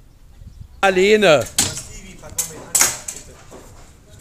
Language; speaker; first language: German; native; German